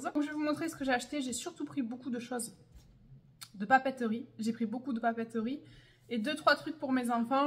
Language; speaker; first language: French; native; French